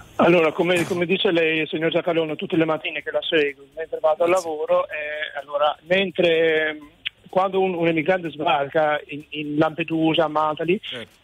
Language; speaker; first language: Italian; non-native, fluent; Albanian